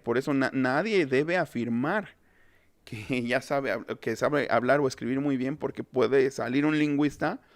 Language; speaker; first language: Spanish; native; Spanish